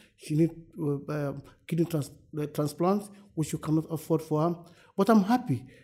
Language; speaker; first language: English; non-native, local second language; Yoruba